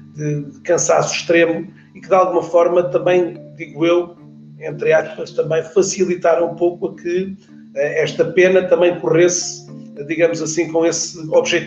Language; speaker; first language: Portuguese; native; Portuguese